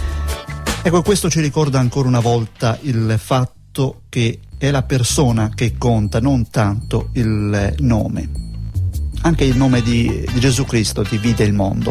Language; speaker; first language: Italian; native; Italian